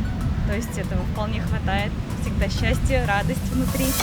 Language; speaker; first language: Russian; native; Russian